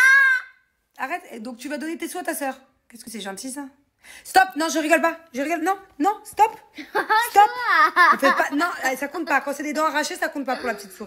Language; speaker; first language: French; native; French